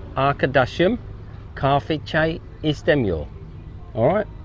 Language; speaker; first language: Turkish; non-native, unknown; English